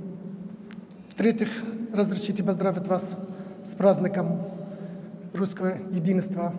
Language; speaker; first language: Russian; non-native, fluent; Arabic